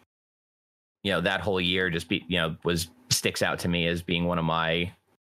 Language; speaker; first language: English; native; English